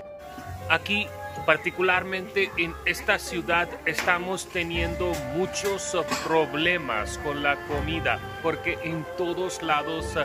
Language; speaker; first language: Spanish; non-native, fluent; Hindi